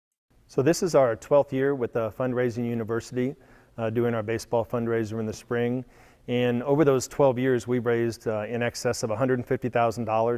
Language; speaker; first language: English; native; English